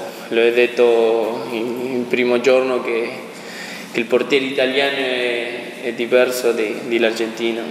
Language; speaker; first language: Italian; non-native, learner; Spanish